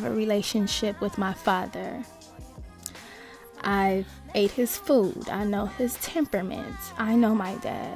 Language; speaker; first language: English; native; English